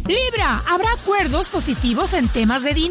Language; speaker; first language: Spanish; native; Spanish